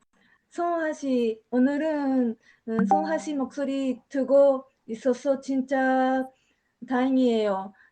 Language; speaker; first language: Korean; non-native, learner; Japanese